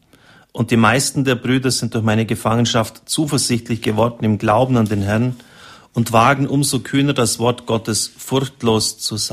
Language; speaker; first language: German; native; German